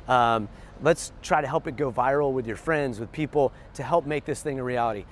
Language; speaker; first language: English; native; English